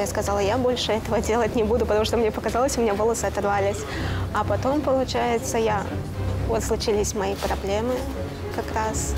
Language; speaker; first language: Russian; native; Russian